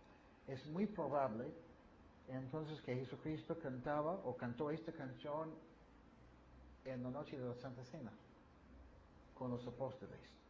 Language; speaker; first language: Spanish; non-native, fluent; English